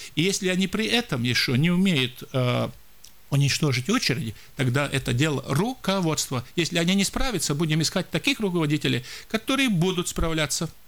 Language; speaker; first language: Russian; non-native, local second language; Latvian